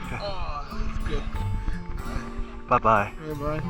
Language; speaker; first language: English; non-native, fluent; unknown